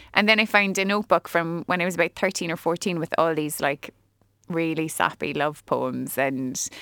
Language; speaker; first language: English; native; English